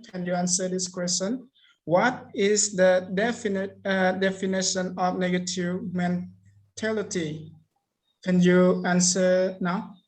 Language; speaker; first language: English; non-native, learner; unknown